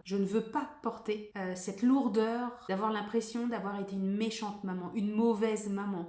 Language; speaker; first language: French; native; French